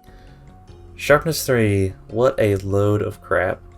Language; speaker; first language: English; native; English